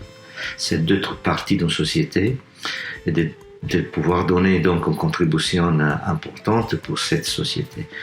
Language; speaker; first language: French; non-native, fluent; Italian